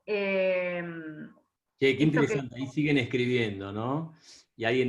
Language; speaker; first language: Spanish; native; Spanish